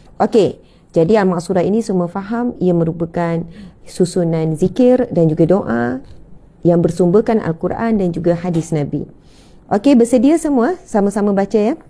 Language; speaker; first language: Malay; native; Malay